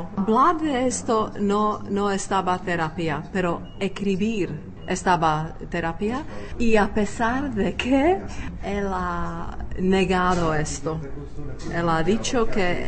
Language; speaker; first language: Spanish; non-native, fluent; Czech